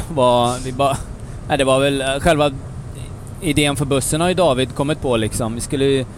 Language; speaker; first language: Swedish; native; Swedish